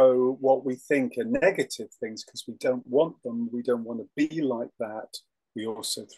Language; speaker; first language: English; native; English